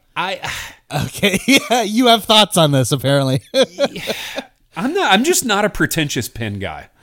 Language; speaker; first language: English; native; English